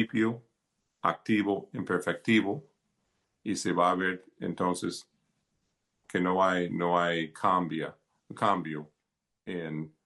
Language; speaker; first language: Spanish; non-native, fluent; English